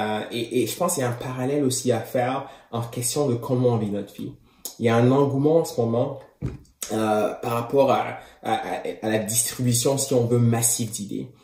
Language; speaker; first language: French; native; French